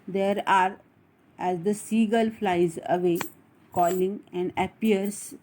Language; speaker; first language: English; non-native, local second language; Marathi